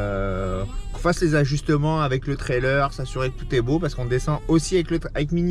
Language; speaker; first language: French; native; French